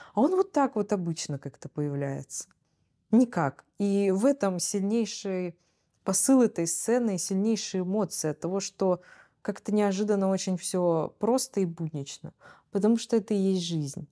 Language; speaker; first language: Russian; native; Russian